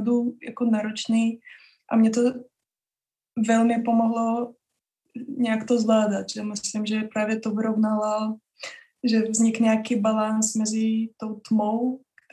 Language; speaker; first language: Czech; non-native, fluent; Russian